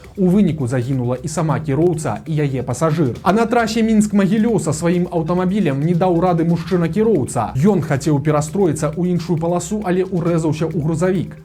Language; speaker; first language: Belarusian; native; Belarusian